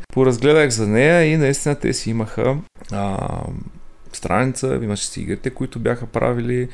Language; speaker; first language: Bulgarian; native; Bulgarian